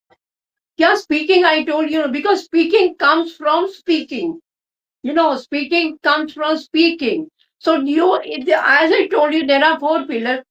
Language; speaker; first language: English; non-native, local second language; Hindi